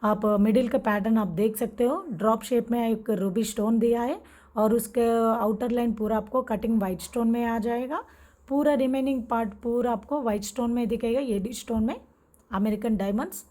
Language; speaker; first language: Hindi; non-native, local second language; Telugu